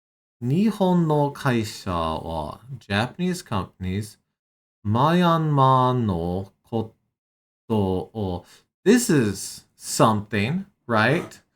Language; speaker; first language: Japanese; non-native, learner; English